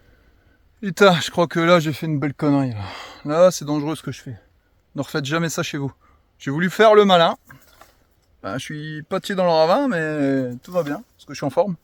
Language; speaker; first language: French; native; French